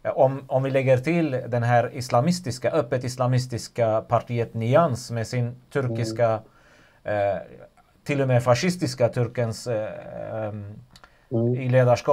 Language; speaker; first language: Swedish; non-native, fluent; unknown